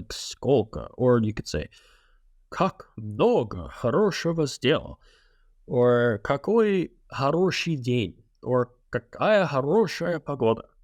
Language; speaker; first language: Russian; non-native, fluent; English